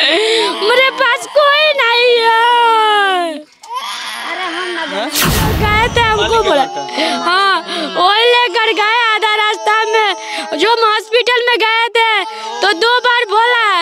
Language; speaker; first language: Hindi; non-native, local second language; Bhojpuri